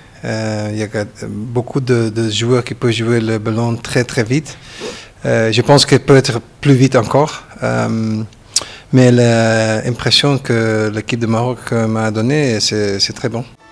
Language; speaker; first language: French; non-native, learner; Dutch